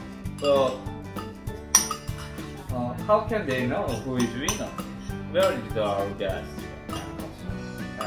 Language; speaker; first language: English; non-native, learner; Korean